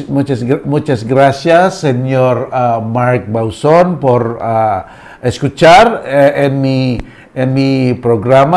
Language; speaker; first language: Spanish; non-native, learner; Filipino